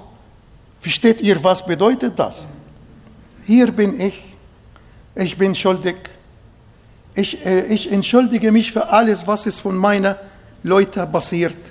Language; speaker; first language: German; non-native, fluent; Arabic